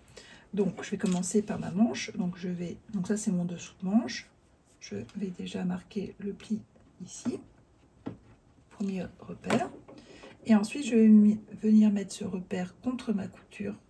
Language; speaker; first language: French; native; French